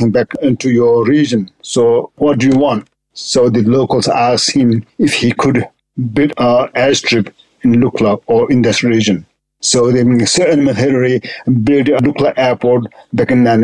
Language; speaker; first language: English; non-native, local second language; Sherpa